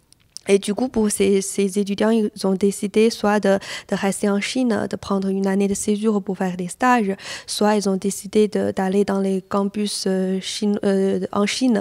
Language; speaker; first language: French; non-native, fluent; Chinese